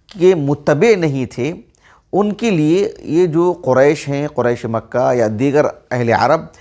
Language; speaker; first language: Urdu; native; Urdu